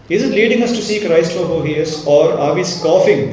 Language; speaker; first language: English; non-native, local second language; Malayalam